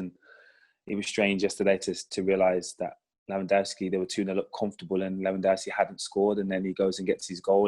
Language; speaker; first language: English; native; English